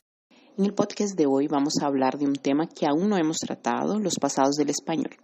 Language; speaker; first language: Spanish; native; Spanish